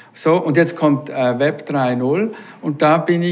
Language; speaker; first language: German; native; German